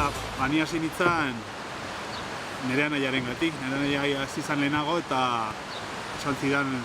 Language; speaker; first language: Basque; non-native, local second language; Spanish